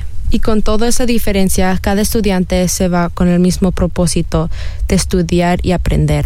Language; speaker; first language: Spanish; early bilingual, heritage; Spanish